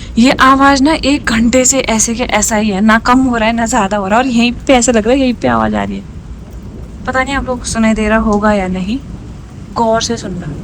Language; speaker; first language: Hindi; non-native, local second language; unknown